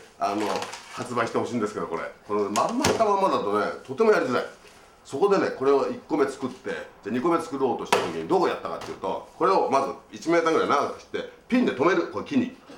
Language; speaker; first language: Japanese; native; Japanese